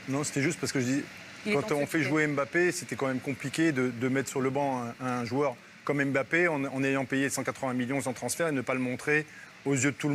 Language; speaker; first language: French; native; French